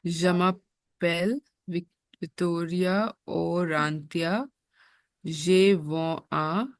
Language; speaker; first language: French; non-native, learner; Hindi